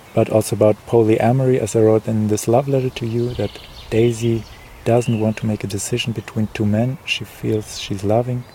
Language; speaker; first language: English; non-native, fluent; German